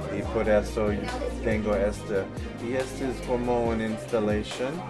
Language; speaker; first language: Spanish; non-native, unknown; English